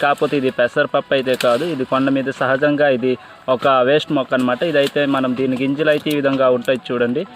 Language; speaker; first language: Telugu; non-native, local second language; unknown